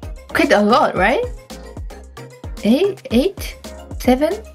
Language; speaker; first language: English; non-native, learner; Japanese